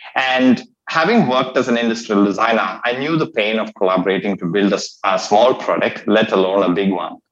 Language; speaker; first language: English; non-native, local second language; Malayalam